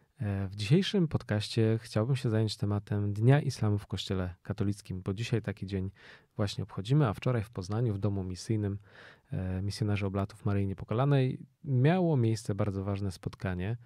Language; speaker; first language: Polish; native; Polish